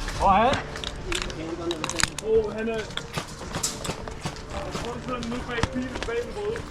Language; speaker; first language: Danish; native; Danish